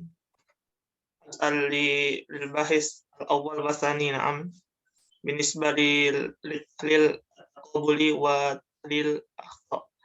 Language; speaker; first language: Arabic; non-native, learner; Indonesian